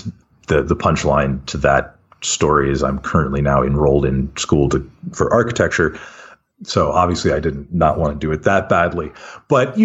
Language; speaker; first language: English; native; English